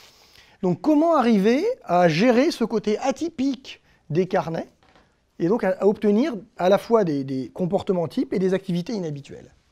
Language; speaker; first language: French; native; French